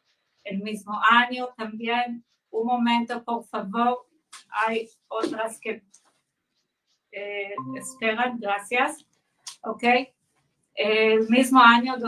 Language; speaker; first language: Spanish; non-native, fluent; Hebrew